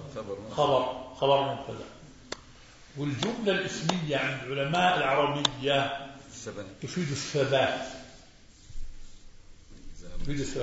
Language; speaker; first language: Arabic; native; Arabic